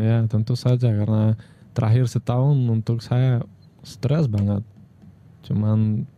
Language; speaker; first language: Indonesian; non-native, fluent; Russian